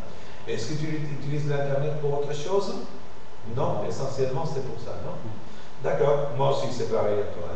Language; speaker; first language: French; non-native, fluent; Spanish